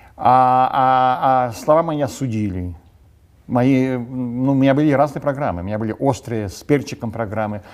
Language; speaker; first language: Russian; non-native, local second language; Ukrainian